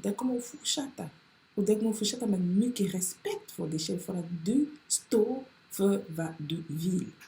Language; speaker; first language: Swedish; non-native, fluent; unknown